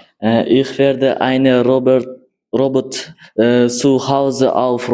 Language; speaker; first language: German; non-native, learner; Uzbek